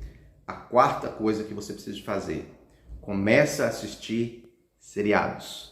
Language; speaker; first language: Portuguese; early bilingual, heritage; Portuguese